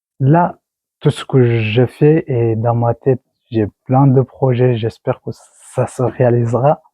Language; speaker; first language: French; non-native, learner; Persian